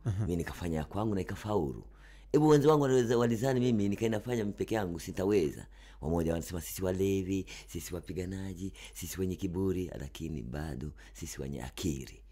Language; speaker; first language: Swahili; non-native, local second language; Kinyarwanda